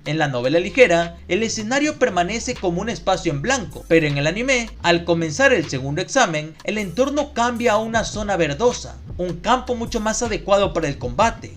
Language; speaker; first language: Spanish; native; Spanish